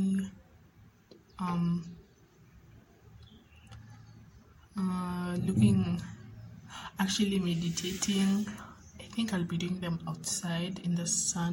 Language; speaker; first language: English; non-native, local second language; Swahili